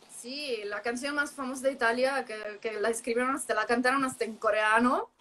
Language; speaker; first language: Spanish; non-native, fluent; Italian